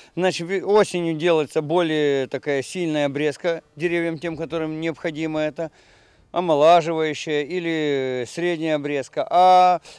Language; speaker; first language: Russian; non-native, local second language; Ukrainian